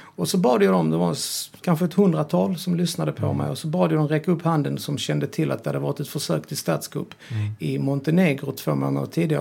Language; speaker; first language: Swedish; early bilingual, other home language; Serbian